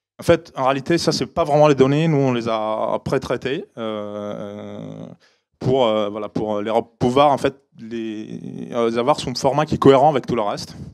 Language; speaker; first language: French; non-native, fluent; Italian